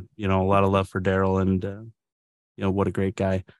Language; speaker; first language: English; native; English